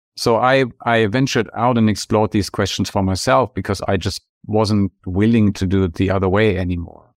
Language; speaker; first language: English; non-native, fluent; German